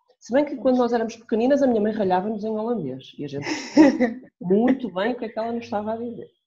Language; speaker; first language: Portuguese; native; Portuguese